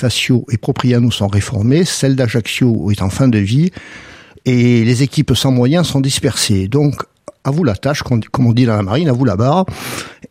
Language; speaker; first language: French; native; French